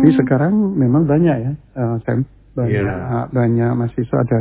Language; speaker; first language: Indonesian; early bilingual, heritage; Chinese